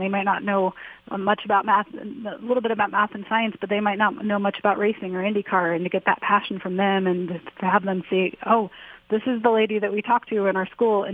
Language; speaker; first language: English; native; English